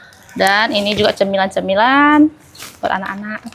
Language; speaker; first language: Indonesian; native; Indonesian